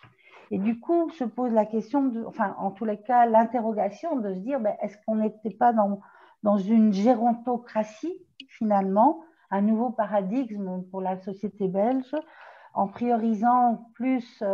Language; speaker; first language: French; native; French